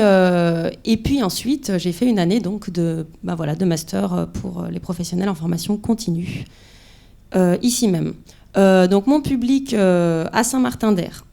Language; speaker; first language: French; native; French